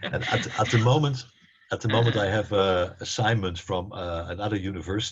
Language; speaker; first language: English; non-native, fluent; Dutch